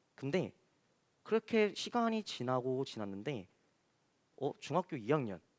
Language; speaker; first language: Korean; native; Korean